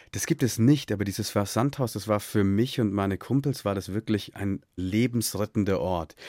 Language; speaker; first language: German; early bilingual, other home language; Tamil